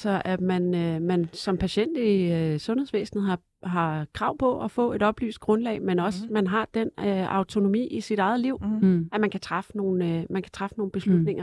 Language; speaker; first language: Danish; native; Danish